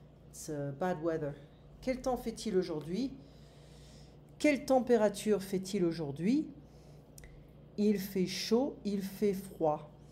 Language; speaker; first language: French; native; French